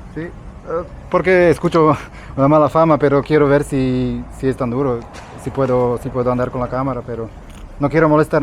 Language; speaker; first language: Spanish; non-native, learner; Slovak